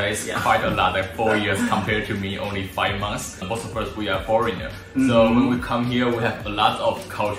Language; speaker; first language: English; non-native, learner; Chinese